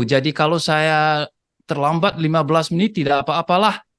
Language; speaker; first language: Indonesian; non-native, fluent; Dutch